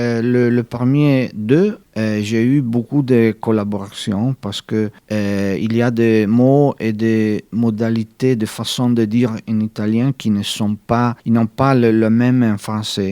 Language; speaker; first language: French; non-native, fluent; Italian